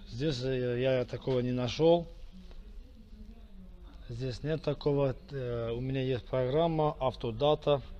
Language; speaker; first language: Russian; non-native, fluent; Azerbaijani